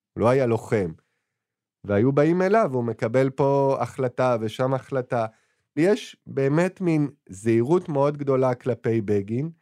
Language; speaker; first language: Hebrew; native; Hebrew